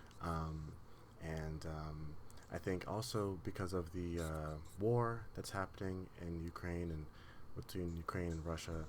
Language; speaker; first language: English; non-native, learner; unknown